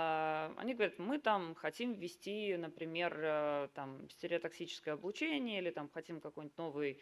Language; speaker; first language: Russian; native; Russian